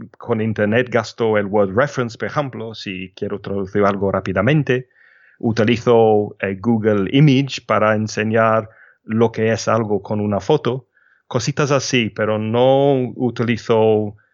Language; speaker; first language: Spanish; non-native, fluent; English